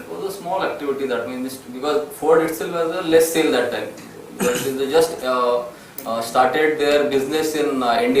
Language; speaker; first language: English; non-native, local second language; Marathi